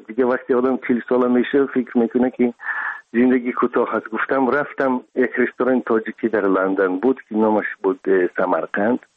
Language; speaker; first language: Persian; non-native, local second language; Russian